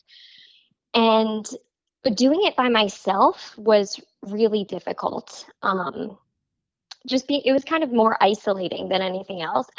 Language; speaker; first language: English; native; English